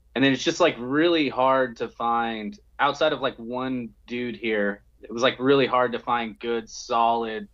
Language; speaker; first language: English; native; English